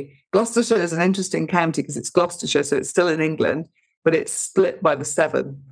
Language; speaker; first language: English; native; English